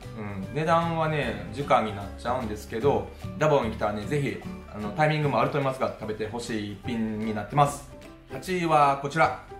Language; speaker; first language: Japanese; native; Japanese